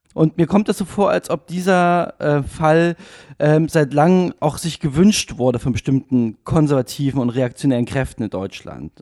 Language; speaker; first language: German; native; German